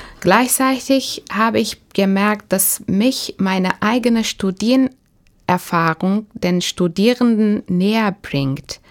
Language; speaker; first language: German; non-native, fluent; Turkish